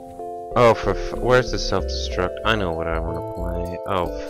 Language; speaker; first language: English; native; English